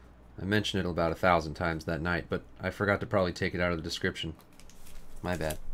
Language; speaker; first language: English; native; English